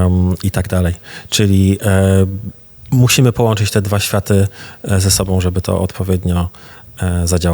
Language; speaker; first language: Polish; native; Polish